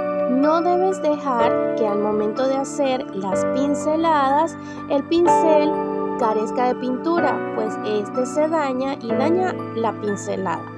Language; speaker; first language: Spanish; native; Spanish